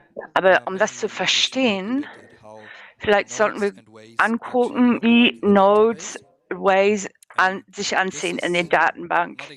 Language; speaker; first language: German; non-native, learner; English